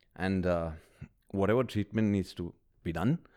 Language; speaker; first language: English; early bilingual, other home language; Malayalam